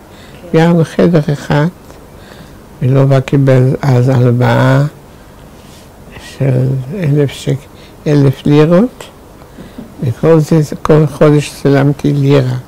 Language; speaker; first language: Hebrew; non-native, fluent; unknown